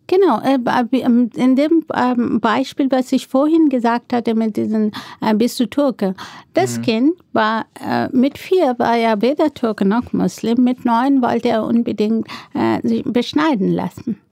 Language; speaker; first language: German; non-native, fluent; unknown